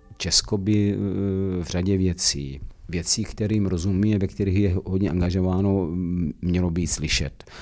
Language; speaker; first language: Czech; native; Czech